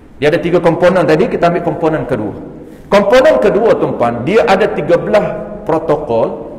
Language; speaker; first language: Malay; native; Malay